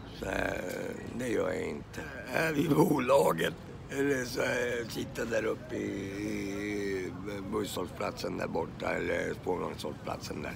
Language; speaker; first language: Swedish; non-native, fluent; Finnish